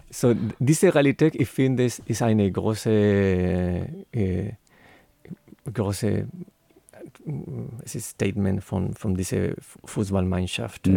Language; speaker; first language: German; non-native, learner; Spanish